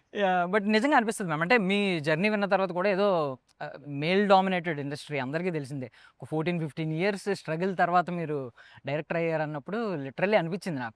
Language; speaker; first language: Telugu; native; Telugu